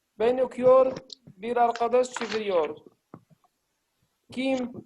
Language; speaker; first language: Turkish; non-native, learner; Arabic